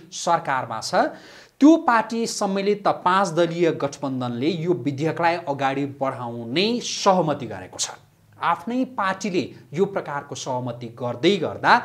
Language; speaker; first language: Nepali; native; Nepali